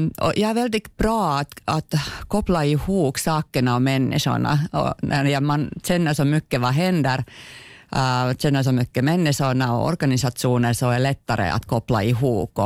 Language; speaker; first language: Swedish; non-native, local second language; Finnish